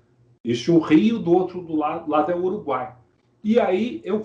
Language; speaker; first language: Portuguese; native; Portuguese